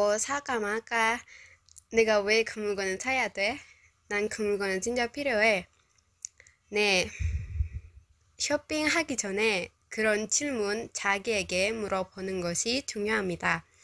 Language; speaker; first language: Korean; non-native, learner; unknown